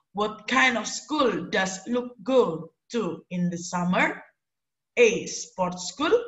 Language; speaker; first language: English; non-native, fluent; Indonesian